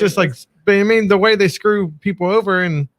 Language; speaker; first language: English; native; English